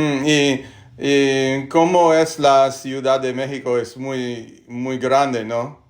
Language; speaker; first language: Spanish; non-native, learner; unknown